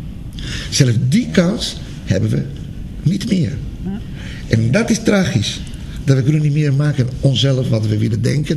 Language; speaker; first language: Dutch; non-native, fluent; Spanish